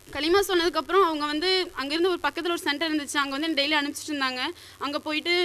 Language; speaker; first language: Tamil; native; Tamil